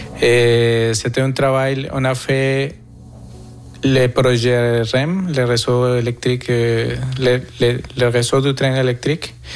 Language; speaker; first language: French; non-native, fluent; Spanish